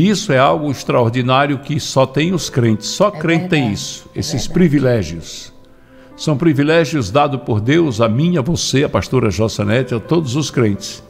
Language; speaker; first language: Portuguese; native; Portuguese